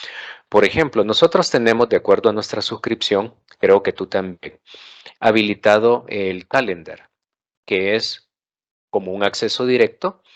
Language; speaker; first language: Spanish; native; Spanish